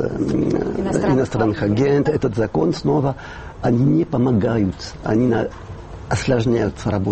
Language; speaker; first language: Russian; non-native, fluent; French